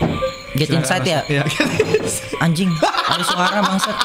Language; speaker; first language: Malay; non-native, local second language; Sundanese